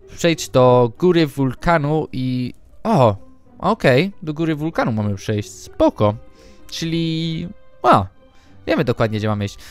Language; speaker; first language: Polish; early bilingual, heritage; Polish